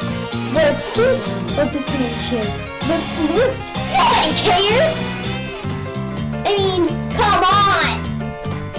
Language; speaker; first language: English; native; English